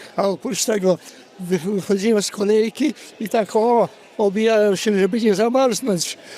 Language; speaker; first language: Polish; native; Polish